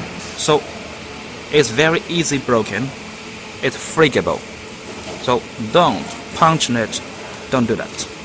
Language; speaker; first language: English; non-native, learner; Chinese